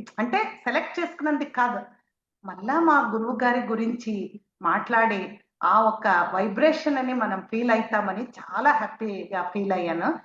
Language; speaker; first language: Telugu; native; Telugu